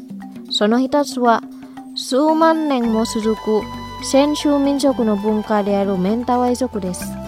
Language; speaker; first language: Japanese; non-native, fluent; Indonesian